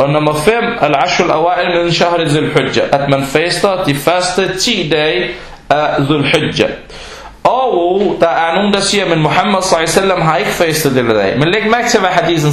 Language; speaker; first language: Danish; non-native, fluent; Arabic